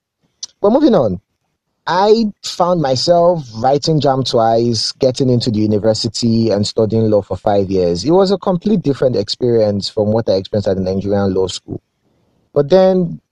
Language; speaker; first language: English; non-native, local second language; Yoruba